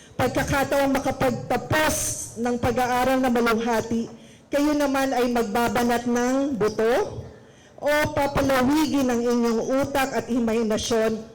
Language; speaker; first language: Filipino; native; Filipino